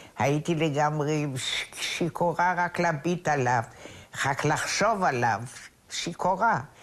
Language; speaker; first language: Hebrew; non-native, fluent; German